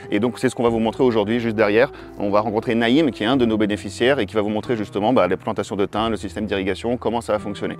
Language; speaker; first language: French; native; French